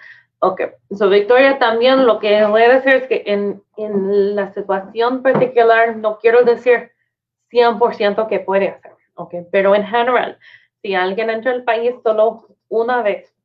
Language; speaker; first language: Spanish; non-native, fluent; English